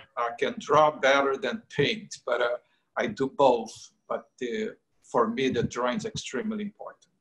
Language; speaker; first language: English; non-native, fluent; Portuguese